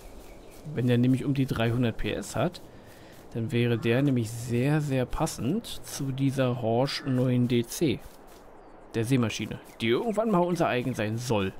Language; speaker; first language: German; native; German